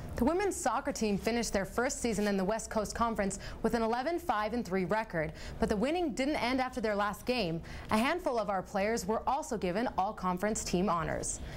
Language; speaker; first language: English; native; English